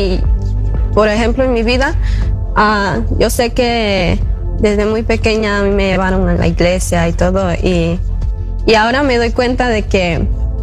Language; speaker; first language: Spanish; native; Spanish